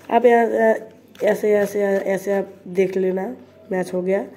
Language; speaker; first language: Hindi; non-native, local second language; Bangla